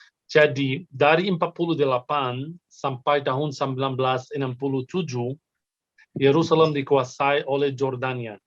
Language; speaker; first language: Indonesian; non-native, fluent; Arabic